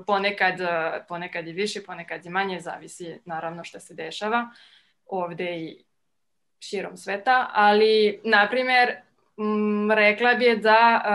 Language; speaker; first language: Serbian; non-native, fluent; French